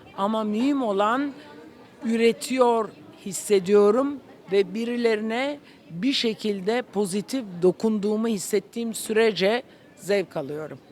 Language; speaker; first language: Turkish; native; Turkish